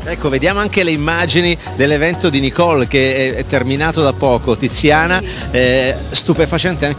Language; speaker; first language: Italian; native; Italian